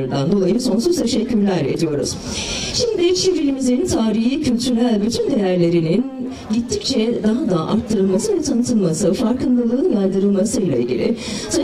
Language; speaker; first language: Turkish; native; Turkish